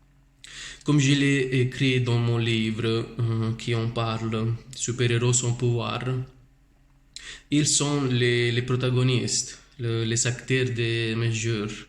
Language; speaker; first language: French; non-native, learner; Italian